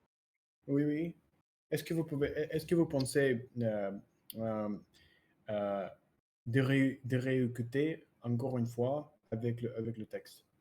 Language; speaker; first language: French; non-native, learner; Russian